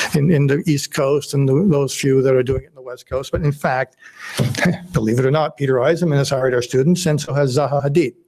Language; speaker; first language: English; native; English